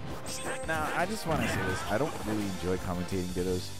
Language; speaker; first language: English; native; English